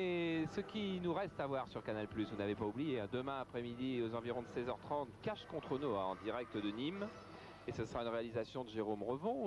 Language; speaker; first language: French; native; French